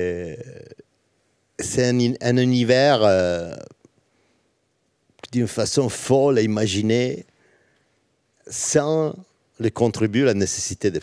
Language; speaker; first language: French; non-native, learner; Italian